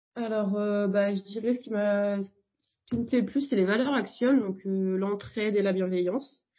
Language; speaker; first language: French; native; French